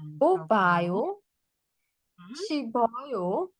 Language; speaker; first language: Korean; non-native, learner; Burmese